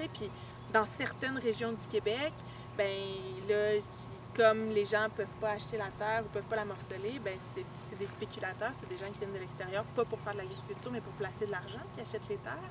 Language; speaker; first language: French; native; French